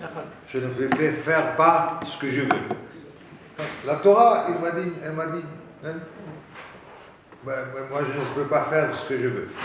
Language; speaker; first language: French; non-native, learner; Hebrew